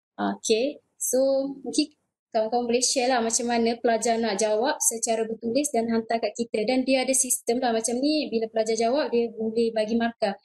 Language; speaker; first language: Malay; native; Malay